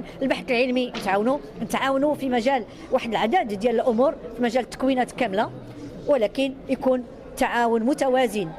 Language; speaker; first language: Arabic; native; Arabic